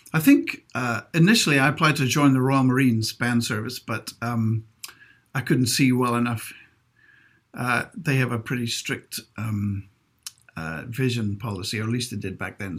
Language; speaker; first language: English; native; English